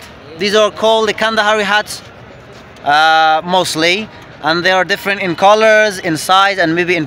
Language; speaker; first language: English; non-native, fluent; Persian